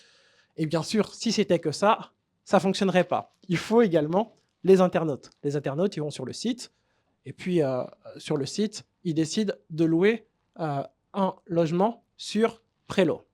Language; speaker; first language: French; native; French